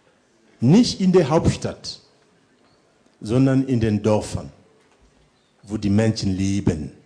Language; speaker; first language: German; non-native, fluent; French